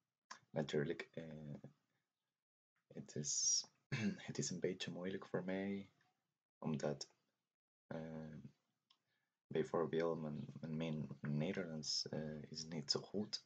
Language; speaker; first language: Dutch; non-native, learner; Spanish